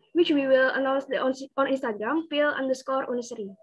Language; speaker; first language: English; non-native, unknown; Indonesian